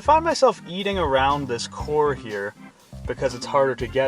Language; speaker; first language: English; native; English